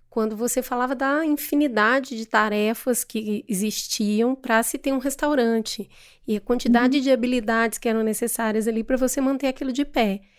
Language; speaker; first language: Portuguese; native; Portuguese